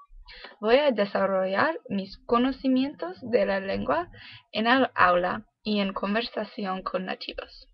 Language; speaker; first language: Spanish; non-native, learner; English